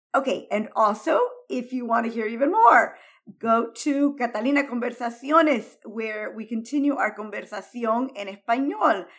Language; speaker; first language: English; early bilingual, heritage; Spanish